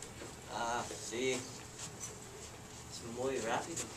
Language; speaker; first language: Spanish; non-native, learner; English